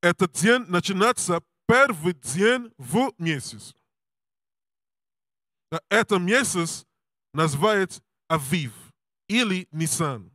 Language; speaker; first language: Russian; non-native, learner; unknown